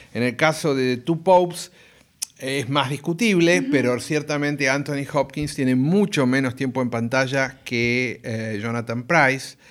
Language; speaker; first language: Spanish; native; Spanish